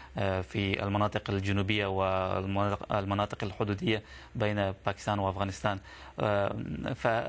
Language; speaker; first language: Arabic; non-native, fluent; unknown